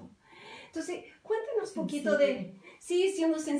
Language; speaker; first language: Spanish; non-native, fluent; English